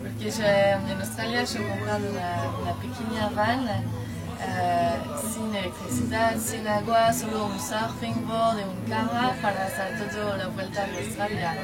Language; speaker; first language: Spanish; non-native, learner; French